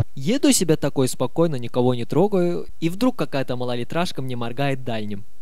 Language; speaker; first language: Russian; non-native, fluent; Turkish